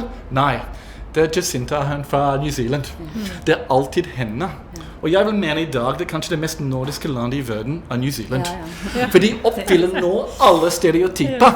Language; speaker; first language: Norwegian; non-native, fluent; English